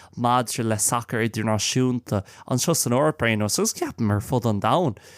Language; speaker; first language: Irish; non-native, local second language; English